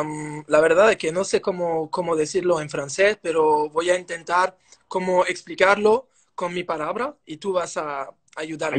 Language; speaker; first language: Spanish; non-native, learner; French